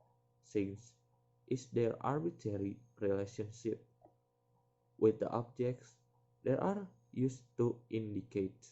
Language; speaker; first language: English; non-native, learner; Indonesian